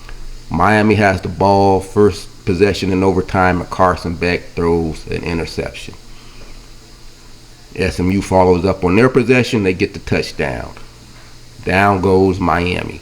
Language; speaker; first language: English; native; English